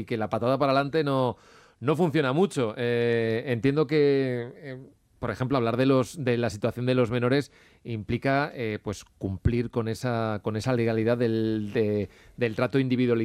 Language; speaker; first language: Spanish; native; Spanish